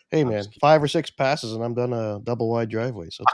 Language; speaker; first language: English; native; English